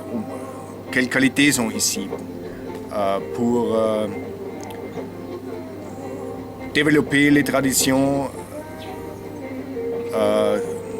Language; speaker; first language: French; non-native, learner; German